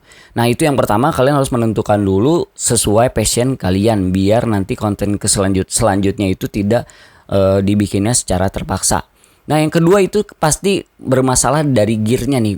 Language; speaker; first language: Indonesian; native; Indonesian